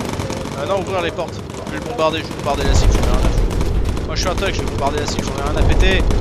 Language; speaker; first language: French; native; French